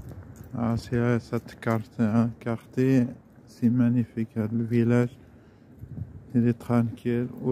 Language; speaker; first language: French; non-native, fluent; Arabic